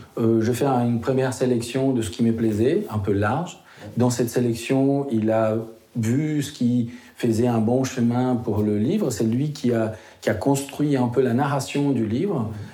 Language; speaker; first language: French; non-native, fluent; Portuguese